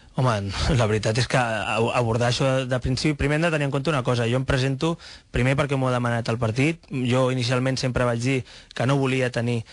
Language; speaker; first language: Catalan; native; Catalan